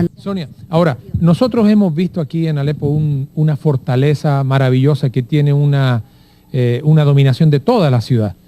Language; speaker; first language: Spanish; native; Spanish